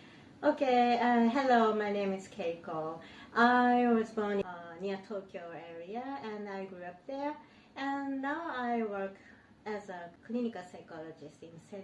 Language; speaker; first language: English; non-native, learner; Japanese